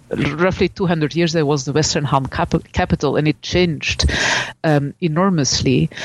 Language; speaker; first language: English; non-native, fluent; Dutch